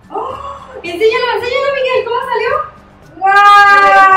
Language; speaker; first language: Spanish; native; Spanish